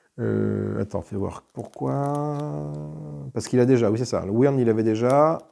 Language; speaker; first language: French; native; French